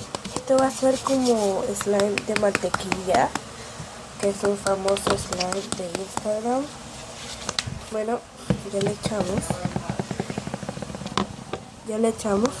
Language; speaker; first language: Spanish; native; Spanish